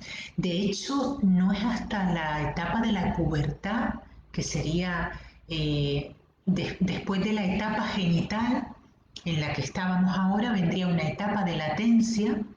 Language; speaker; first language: Spanish; native; Spanish